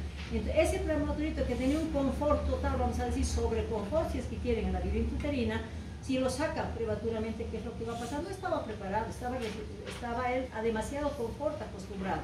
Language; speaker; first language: Spanish; native; Spanish